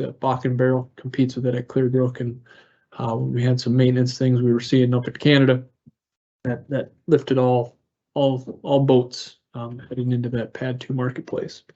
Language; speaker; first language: English; native; English